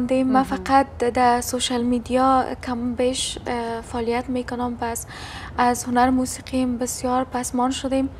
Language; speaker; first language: Persian; non-native, local second language; Turkmen